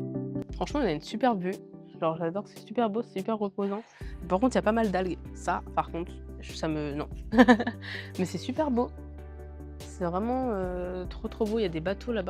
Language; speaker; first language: French; native; French